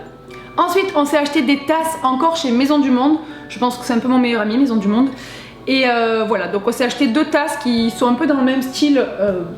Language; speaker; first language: French; native; French